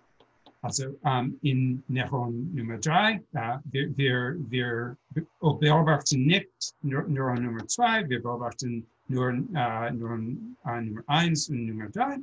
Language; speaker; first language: German; non-native, learner; English